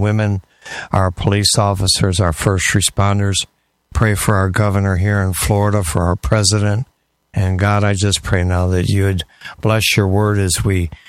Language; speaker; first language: English; native; English